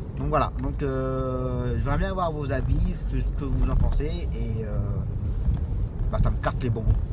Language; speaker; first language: French; native; French